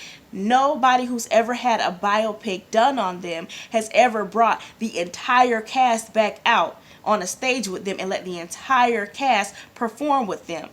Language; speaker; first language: English; native; English